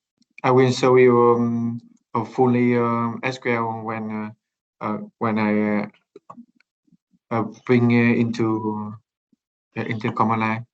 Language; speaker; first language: English; non-native, learner; Vietnamese